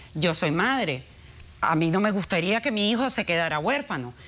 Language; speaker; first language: Spanish; native; Spanish